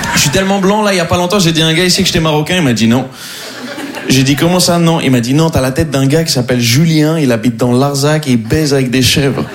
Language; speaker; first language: French; native; French